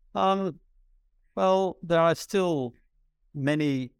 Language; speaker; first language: English; early bilingual, other home language; Dutch